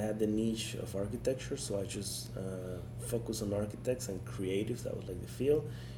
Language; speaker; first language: English; non-native, fluent; Spanish